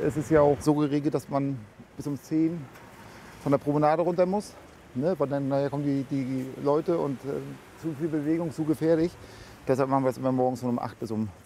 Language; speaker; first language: German; native; German